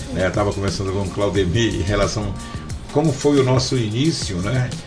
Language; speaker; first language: Portuguese; native; Portuguese